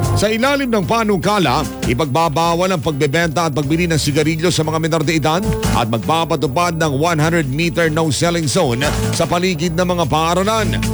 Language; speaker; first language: Filipino; non-native, local second language; Cebuano